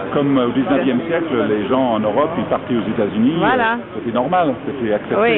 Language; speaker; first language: French; non-native, fluent; English